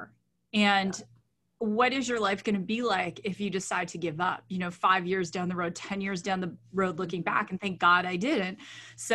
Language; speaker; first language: English; native; English